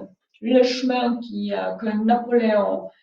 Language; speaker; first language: French; non-native, fluent; Polish